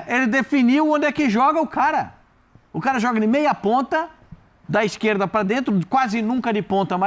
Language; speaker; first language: Portuguese; native; Portuguese